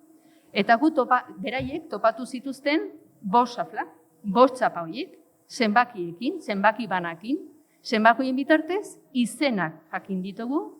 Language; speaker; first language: Basque; native; Basque